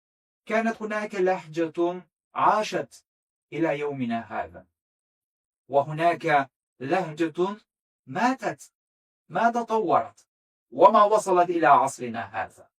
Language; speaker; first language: Arabic; non-native, fluent; Azerbaijani